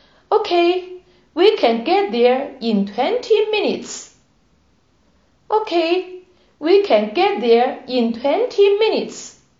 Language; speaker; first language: English; non-native, fluent; Chinese